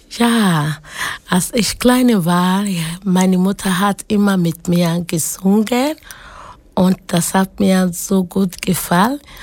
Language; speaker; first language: German; non-native, learner; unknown